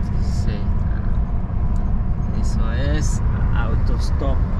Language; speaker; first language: Spanish; non-native, fluent; Japanese